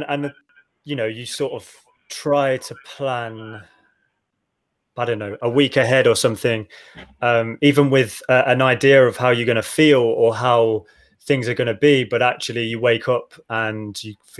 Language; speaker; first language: English; native; English